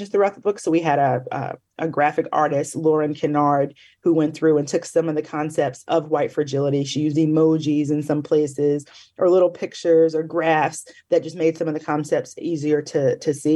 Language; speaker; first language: English; native; English